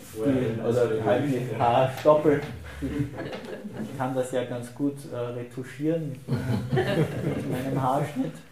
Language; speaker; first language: German; native; German